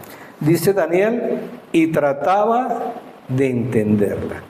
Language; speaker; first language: Spanish; native; Spanish